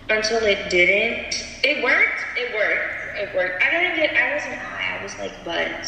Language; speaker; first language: English; native; English